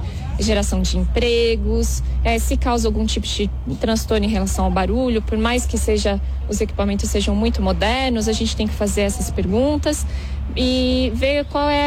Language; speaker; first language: Portuguese; native; Portuguese